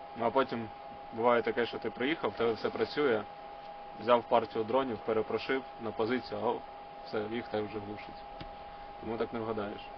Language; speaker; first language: Ukrainian; native; Ukrainian